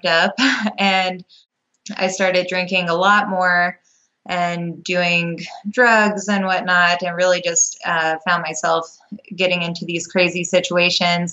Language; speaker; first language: English; native; English